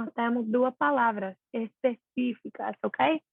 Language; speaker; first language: Portuguese; non-native, learner; English